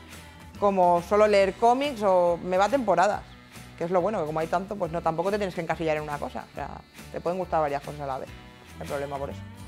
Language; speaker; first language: Spanish; native; Spanish